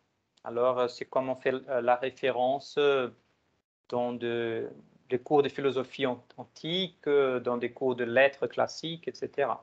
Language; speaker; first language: French; non-native, fluent; Portuguese